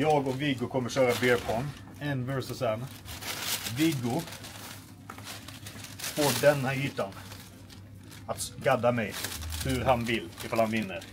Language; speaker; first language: Swedish; native; Swedish